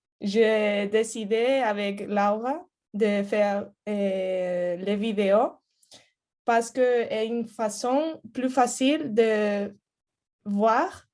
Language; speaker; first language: French; non-native, learner; Spanish